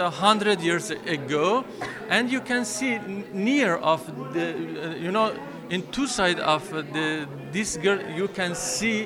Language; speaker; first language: English; non-native, fluent; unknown